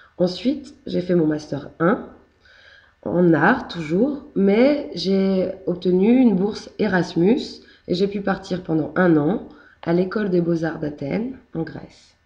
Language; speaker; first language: French; native; French